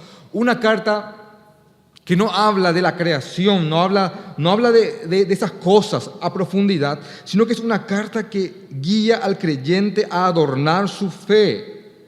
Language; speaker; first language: Spanish; native; Spanish